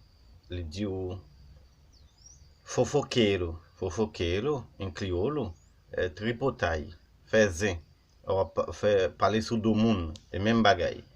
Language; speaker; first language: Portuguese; non-native, learner; Haitian Creole